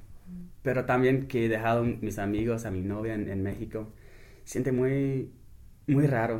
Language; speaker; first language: Spanish; non-native, fluent; English